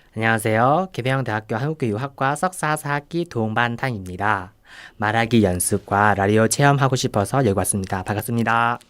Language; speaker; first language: Korean; non-native, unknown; Vietnamese